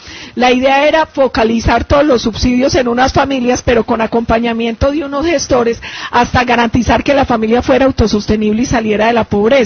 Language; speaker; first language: Spanish; native; Spanish